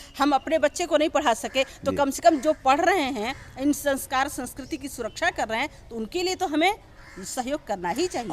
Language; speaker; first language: Hindi; native; Hindi